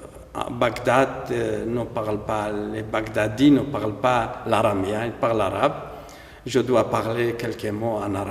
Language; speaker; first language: French; non-native, fluent; Aramaic